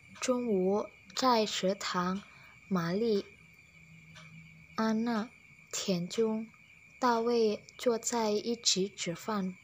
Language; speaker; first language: Chinese; non-native, learner; Indonesian